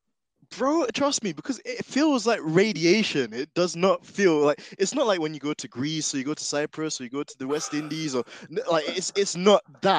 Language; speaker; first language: English; native; English